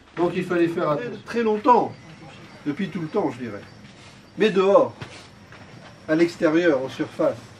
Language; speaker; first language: French; native; French